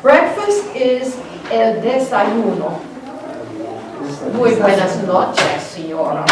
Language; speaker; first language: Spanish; non-native, fluent; English